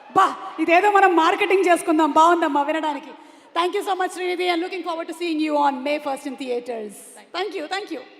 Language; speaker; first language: Telugu; non-native, local second language; Malayalam